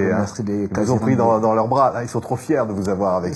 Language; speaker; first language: French; native; French